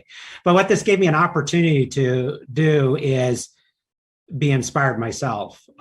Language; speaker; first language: English; native; English